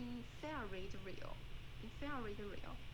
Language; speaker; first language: English; non-native, learner; Chinese